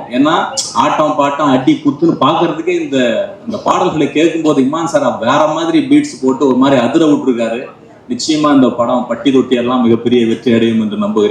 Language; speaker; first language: Tamil; native; Tamil